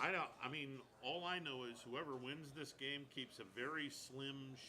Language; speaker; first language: English; native; English